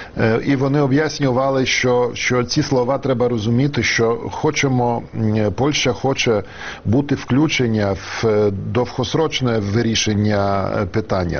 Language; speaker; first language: Ukrainian; non-native, fluent; Polish